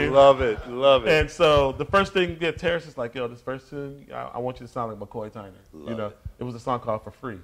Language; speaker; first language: English; native; English